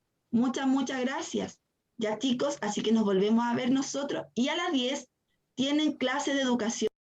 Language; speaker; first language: Spanish; native; Spanish